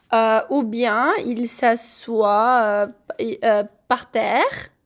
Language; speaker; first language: French; non-native, fluent; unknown